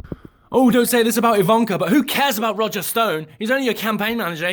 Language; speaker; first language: English; native; English